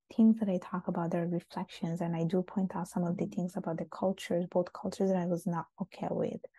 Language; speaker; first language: English; non-native, fluent; Italian